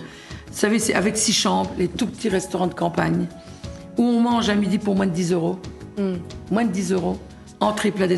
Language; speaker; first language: French; native; French